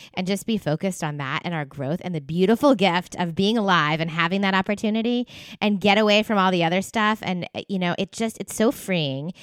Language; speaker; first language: English; native; English